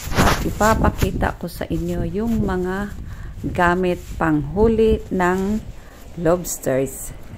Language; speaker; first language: Filipino; non-native, local second language; Cebuano